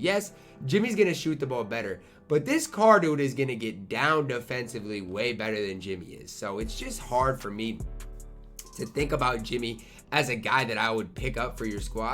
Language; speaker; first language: English; native; English